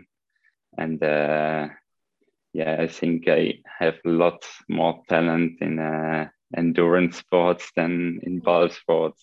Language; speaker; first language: English; non-native, fluent; Swiss German